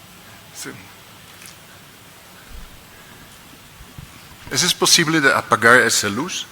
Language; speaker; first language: Spanish; non-native, learner; Dutch